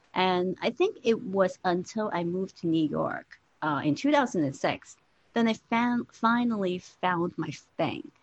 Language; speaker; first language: English; non-native, local second language; Cantonese